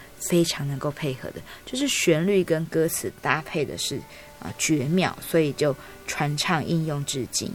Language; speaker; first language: Chinese; native; Chinese